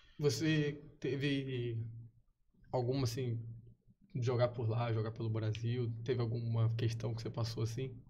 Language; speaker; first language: Portuguese; native; Portuguese